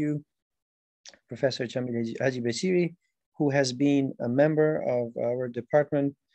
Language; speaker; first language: English; non-native, fluent; Albanian